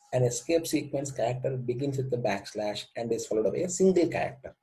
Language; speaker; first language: English; non-native, local second language; Kannada